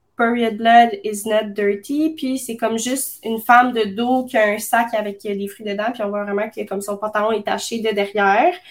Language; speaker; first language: French; native; French